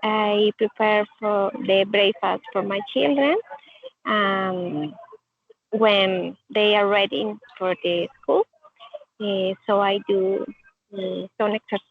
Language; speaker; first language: English; non-native, learner; Spanish